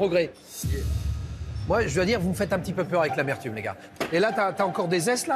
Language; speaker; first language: French; native; French